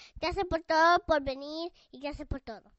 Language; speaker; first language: Spanish; early bilingual, heritage; Spanish